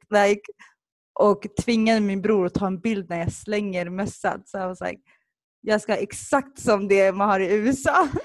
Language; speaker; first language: Swedish; early bilingual, other home language; Somali